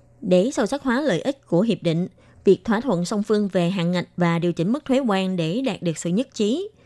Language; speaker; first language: Vietnamese; native; Vietnamese